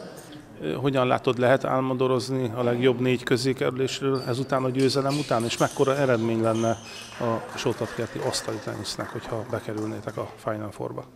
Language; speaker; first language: Hungarian; native; Hungarian